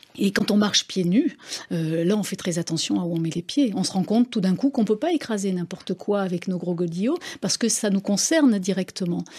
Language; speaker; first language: French; native; French